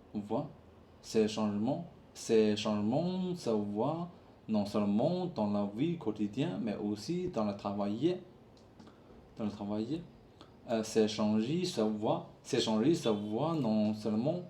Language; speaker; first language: French; non-native, learner; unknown